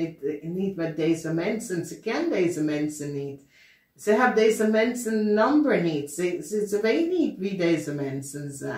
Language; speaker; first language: Dutch; non-native, fluent; English